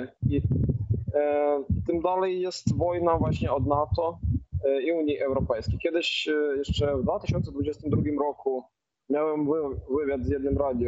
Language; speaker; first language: Polish; non-native, fluent; Ukrainian